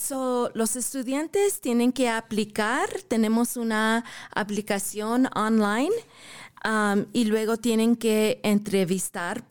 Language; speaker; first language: Spanish; early bilingual, heritage; English